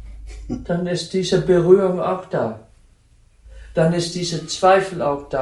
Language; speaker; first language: German; non-native, fluent; Dutch